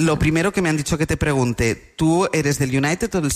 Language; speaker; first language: Spanish; native; Spanish